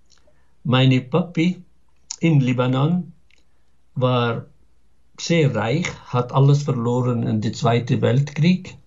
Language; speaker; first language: German; non-native, fluent; Arabic